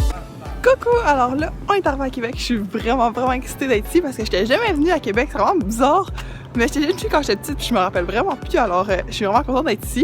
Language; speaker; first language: French; native; French